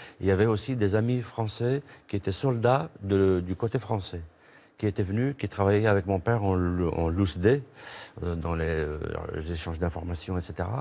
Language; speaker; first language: French; non-native, local second language; Kabyle